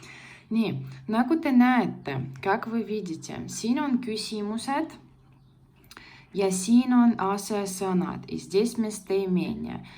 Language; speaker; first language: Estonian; non-native, local second language; Russian